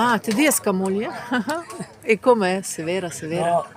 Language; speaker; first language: Italian; non-native, learner; Ukrainian